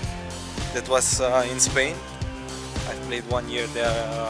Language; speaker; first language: English; non-native, learner; Portuguese